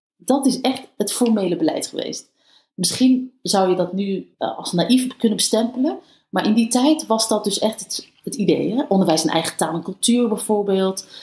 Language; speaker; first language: Dutch; early bilingual, other home language; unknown